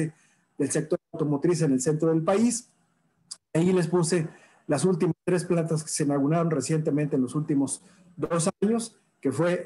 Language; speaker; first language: Spanish; native; Spanish